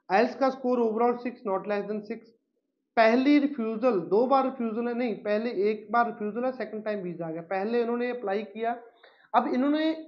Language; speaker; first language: Hindi; non-native, local second language; Punjabi